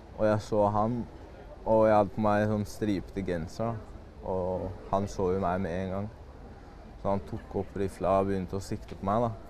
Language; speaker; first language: Norwegian; early bilingual, other home language; Chechen